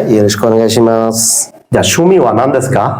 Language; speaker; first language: Japanese; non-native, fluent; Bangla